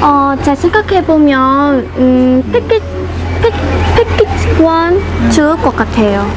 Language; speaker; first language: Korean; non-native, learner; Vietnamese